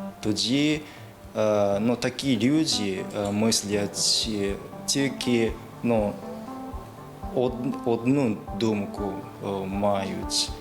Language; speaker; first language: Ukrainian; non-native, learner; Japanese